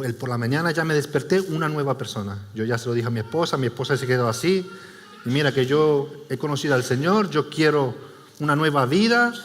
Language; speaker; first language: Spanish; non-native, fluent; Romanian